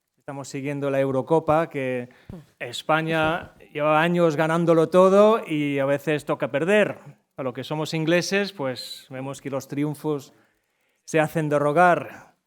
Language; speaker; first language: Spanish; non-native, fluent; English